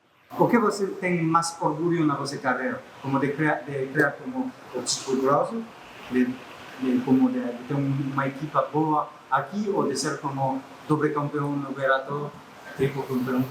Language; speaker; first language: Portuguese; non-native, learner; French